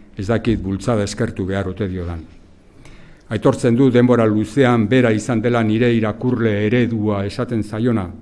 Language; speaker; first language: Basque; native; Basque